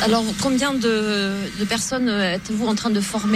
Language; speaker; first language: French; native; French